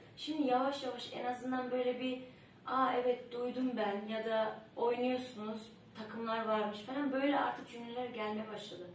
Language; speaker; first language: Turkish; early bilingual, heritage; Turkish